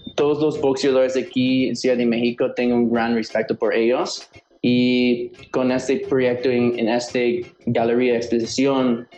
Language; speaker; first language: Spanish; early bilingual, heritage; Spanish